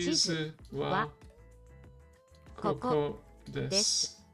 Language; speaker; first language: Japanese; non-native, learner; English